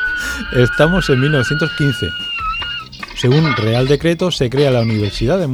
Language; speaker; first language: Spanish; native; Spanish